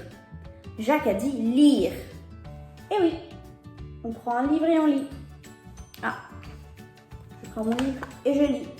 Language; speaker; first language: French; non-native, fluent; English